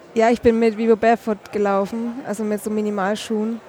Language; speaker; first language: German; native; German